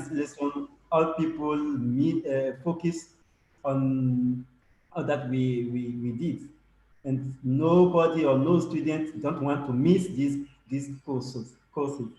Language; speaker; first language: English; non-native, learner; French